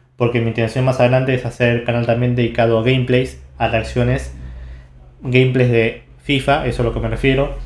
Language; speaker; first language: Spanish; native; Spanish